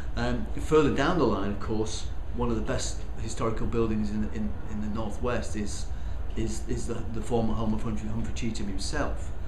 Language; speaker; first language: English; native; English